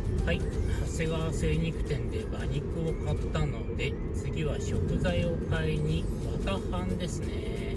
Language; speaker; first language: Japanese; native; Japanese